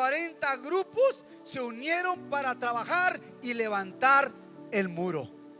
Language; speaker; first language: Spanish; native; Spanish